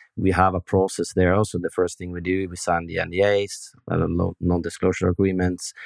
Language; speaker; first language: English; non-native, fluent; Norwegian